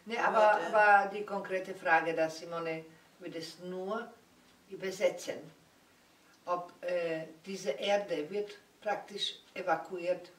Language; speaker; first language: German; non-native, learner; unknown